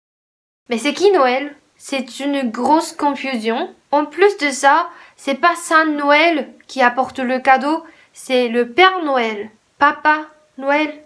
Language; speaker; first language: French; non-native, fluent; Japanese